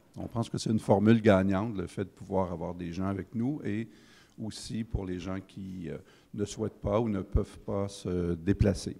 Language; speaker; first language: French; native; French